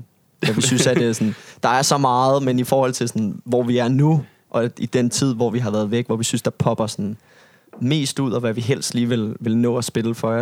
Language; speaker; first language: Danish; native; Danish